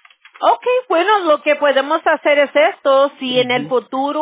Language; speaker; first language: Spanish; early bilingual, heritage; Spanish